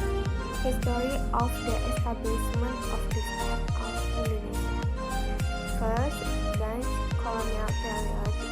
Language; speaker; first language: English; non-native, learner; Indonesian